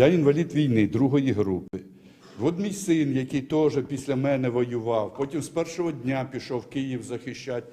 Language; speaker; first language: Ukrainian; native; Ukrainian